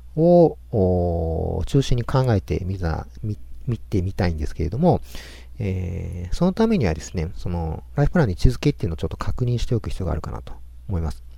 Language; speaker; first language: Japanese; native; Japanese